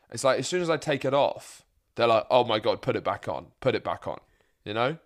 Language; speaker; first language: English; native; English